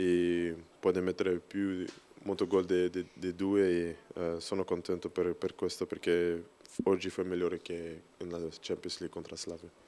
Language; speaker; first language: Italian; non-native, learner; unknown